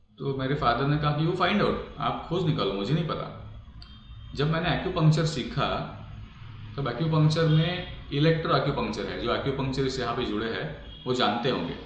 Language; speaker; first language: Hindi; non-native, local second language; Marathi